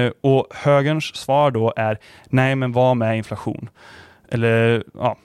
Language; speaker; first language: Swedish; native; Swedish